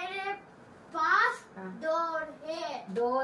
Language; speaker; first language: Hindi; non-native, learner; Tamil